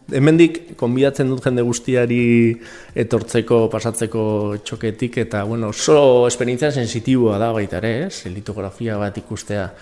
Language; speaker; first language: Basque; non-native, local second language; Spanish